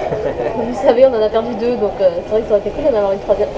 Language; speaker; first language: French; native; French